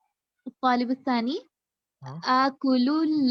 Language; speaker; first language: Arabic; non-native, learner; Urdu